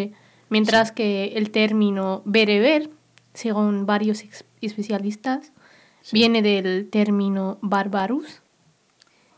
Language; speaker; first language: Spanish; non-native, local second language; Berber languages